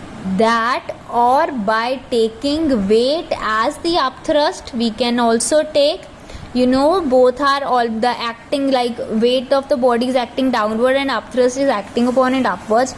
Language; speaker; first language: English; non-native, local second language; Hindi